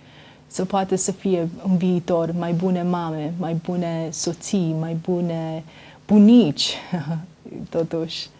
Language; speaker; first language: Romanian; early bilingual, heritage; Romanian